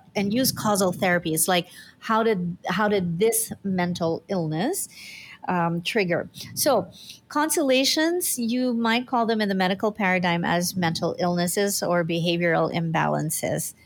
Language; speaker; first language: English; non-native, local second language; Filipino